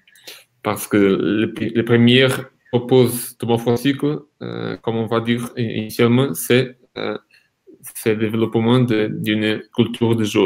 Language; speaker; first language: French; non-native, fluent; Portuguese